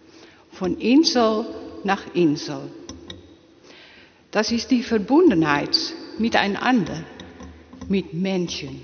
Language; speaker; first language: German; non-native, learner; Dutch